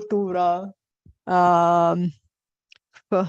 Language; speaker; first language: Italian; non-native, fluent; Bulgarian